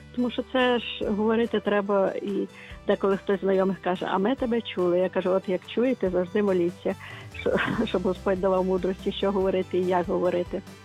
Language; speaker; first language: Ukrainian; native; Ukrainian